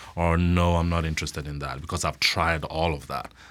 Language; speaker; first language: English; non-native, local second language; Akan